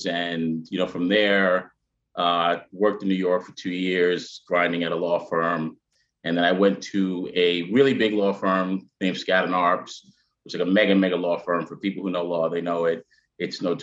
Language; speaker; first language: English; native; English